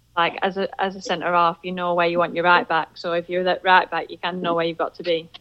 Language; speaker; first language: English; native; English